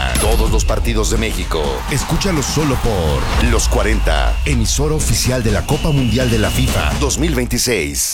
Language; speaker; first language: Spanish; native; Spanish